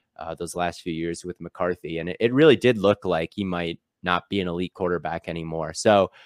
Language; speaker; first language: English; native; English